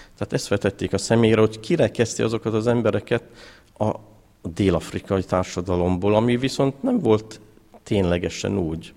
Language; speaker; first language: Hungarian; early bilingual, heritage; Hungarian